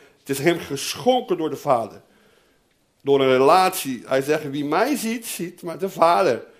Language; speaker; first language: Dutch; non-native, fluent; Portuguese